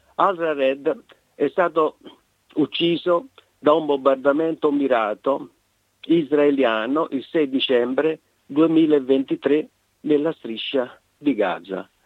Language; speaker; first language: Italian; native; Italian